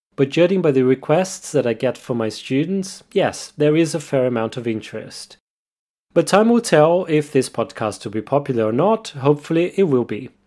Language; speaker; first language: English; non-native, fluent; Portuguese